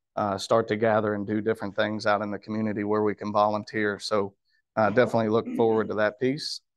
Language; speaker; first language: English; native; English